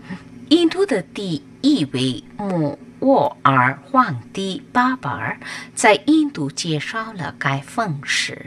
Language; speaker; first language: Chinese; non-native, learner; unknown